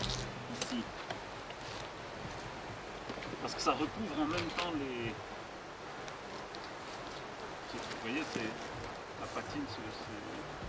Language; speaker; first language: French; native; French